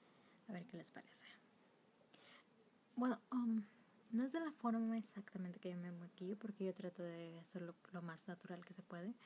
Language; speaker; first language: Spanish; early bilingual, heritage; Spanish